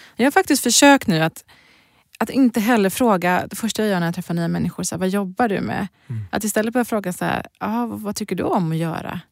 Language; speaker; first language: Swedish; early bilingual, other home language; Persian